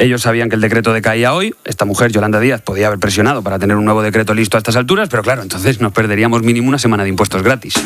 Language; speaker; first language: Spanish; native; Spanish